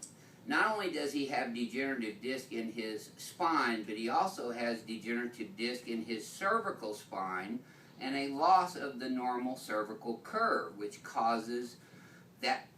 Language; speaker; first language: English; native; English